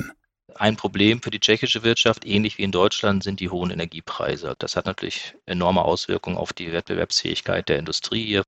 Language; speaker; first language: German; native; German